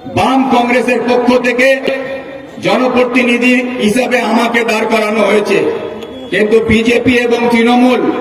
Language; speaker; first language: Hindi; non-native, local second language; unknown